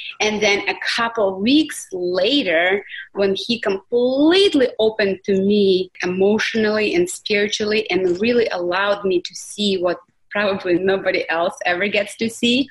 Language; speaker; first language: English; non-native, fluent; Russian